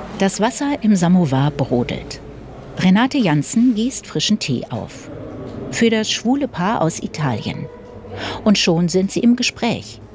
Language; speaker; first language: German; native; German